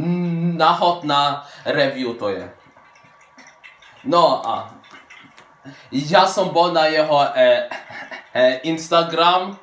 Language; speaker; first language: Slovak; early bilingual, heritage; Slovak